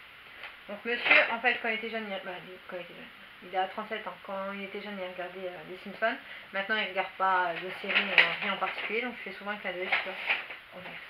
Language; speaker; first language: French; native; French